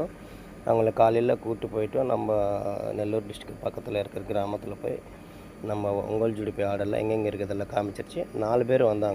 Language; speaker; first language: Tamil; native; Tamil